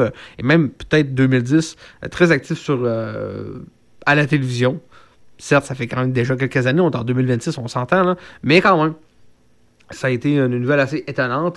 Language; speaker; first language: French; native; French